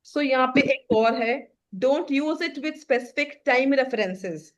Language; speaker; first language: Hindi; non-native, local second language; Punjabi